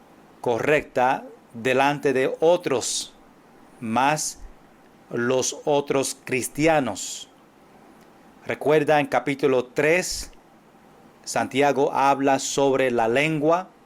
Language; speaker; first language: Spanish; non-native, fluent; English